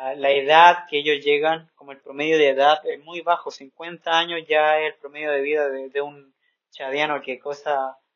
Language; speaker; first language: Spanish; native; Spanish